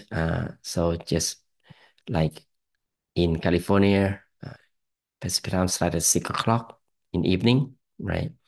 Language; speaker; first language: English; non-native, fluent; Thai